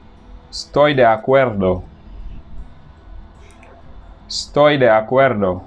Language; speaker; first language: Spanish; non-native, fluent; Wolof